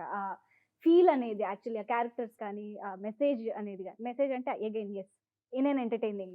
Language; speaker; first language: Telugu; native; Telugu